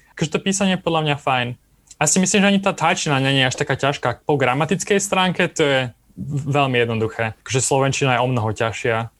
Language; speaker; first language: Slovak; native; Slovak